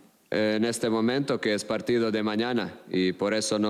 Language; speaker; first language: Spanish; non-native, fluent; Croatian